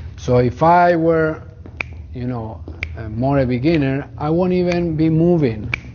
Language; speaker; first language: English; non-native, fluent; Spanish